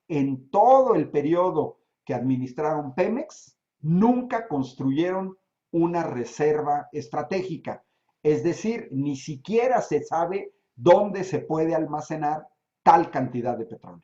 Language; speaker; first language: Spanish; native; Spanish